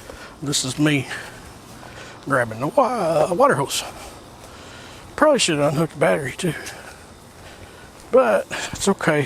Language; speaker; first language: English; native; English